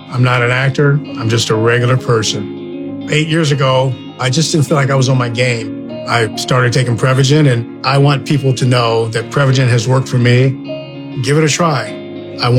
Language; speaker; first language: English; native; English